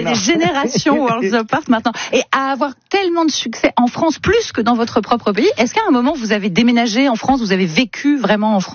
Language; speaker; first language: French; native; French